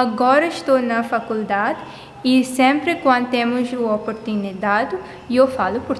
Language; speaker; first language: Portuguese; non-native, learner; Konkani